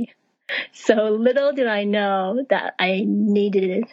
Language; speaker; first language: English; non-native, fluent; Chinese